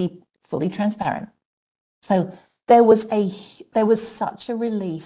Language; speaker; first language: English; native; English